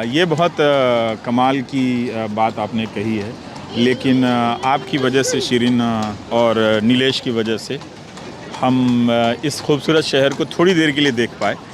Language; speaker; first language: Hindi; native; Hindi